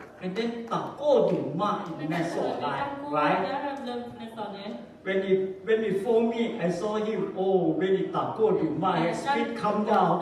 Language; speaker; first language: English; non-native, learner; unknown